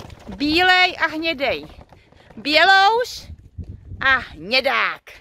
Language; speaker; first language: Czech; native; Czech